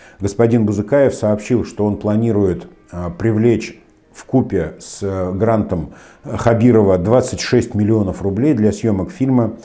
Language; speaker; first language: Russian; native; Russian